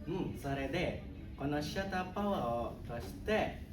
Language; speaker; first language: Japanese; non-native, learner; Indonesian